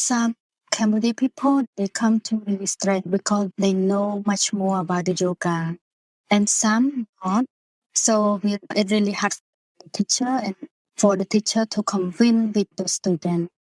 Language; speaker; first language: English; non-native, learner; Khmer